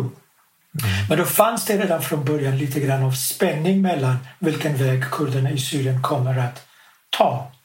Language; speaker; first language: Swedish; non-native, fluent; Kurdish